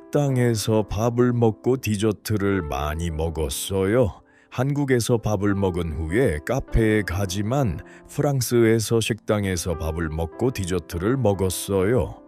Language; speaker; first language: Korean; non-native, learner; Uzbek